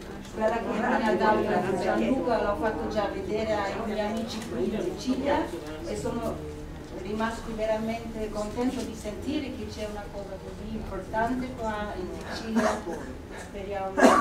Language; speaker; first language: Italian; non-native, fluent; German